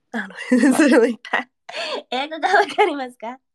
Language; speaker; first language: Japanese; non-native, learner; English